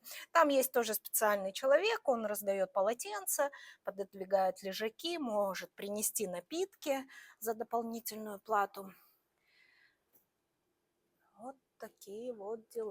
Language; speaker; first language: Russian; native; Russian